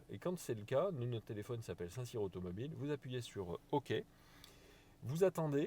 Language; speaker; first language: French; native; French